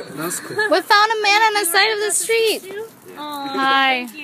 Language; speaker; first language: English; non-native, fluent; Russian